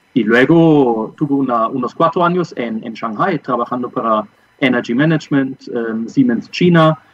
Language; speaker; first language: Spanish; non-native, fluent; German